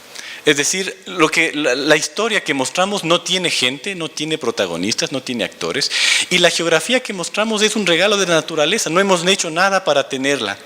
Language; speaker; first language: Spanish; native; Spanish